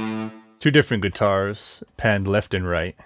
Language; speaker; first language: English; native; English